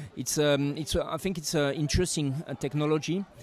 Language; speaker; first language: English; non-native, fluent; French